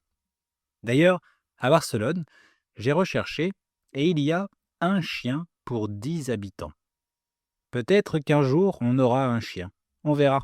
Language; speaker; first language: French; native; French